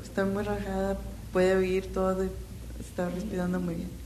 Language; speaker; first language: Spanish; non-native, learner; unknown